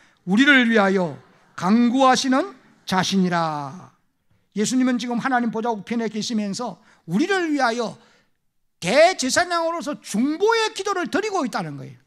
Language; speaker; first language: Korean; native; Korean